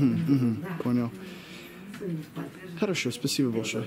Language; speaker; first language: Russian; non-native, learner; English